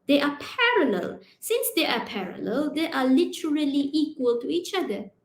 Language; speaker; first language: English; non-native, local second language; Malay